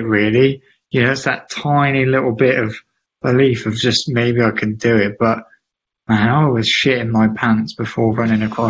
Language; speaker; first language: English; native; English